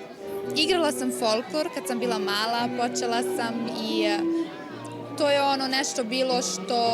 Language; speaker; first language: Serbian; early bilingual, heritage; German